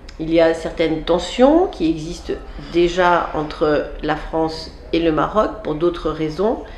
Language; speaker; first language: French; native; French